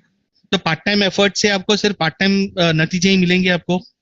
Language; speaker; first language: Hindi; native; Hindi